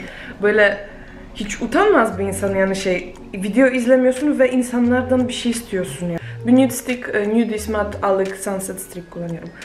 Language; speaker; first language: Turkish; non-native, fluent; Polish